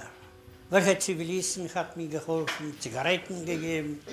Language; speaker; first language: German; non-native, learner; Polish